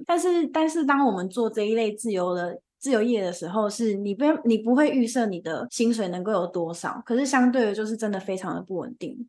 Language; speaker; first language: Chinese; native; Chinese